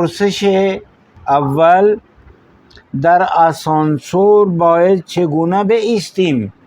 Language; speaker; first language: Persian; non-native, fluent; Urdu